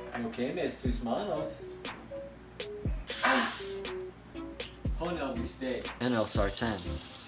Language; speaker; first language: Spanish; non-native, learner; English